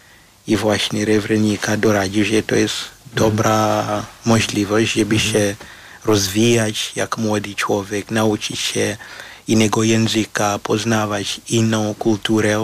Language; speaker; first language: Polish; non-native, fluent; Shona